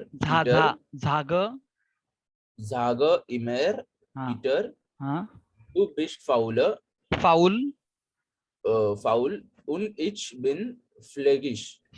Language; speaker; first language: German; non-native, learner; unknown